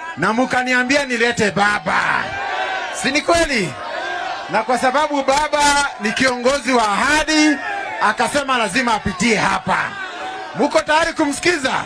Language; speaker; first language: Swahili; non-native, local second language; Kikuyu